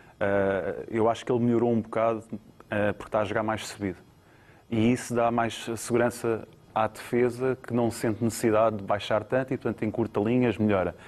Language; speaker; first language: Portuguese; native; Portuguese